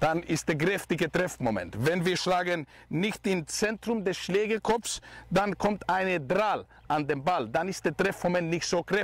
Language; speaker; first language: German; non-native, fluent; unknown